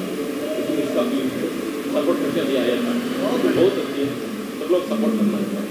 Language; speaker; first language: Hindi; non-native, local second language; Kannada